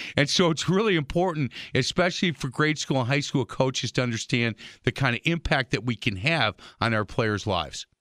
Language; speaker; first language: English; native; English